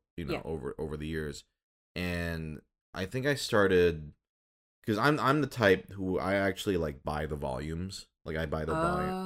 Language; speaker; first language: English; native; English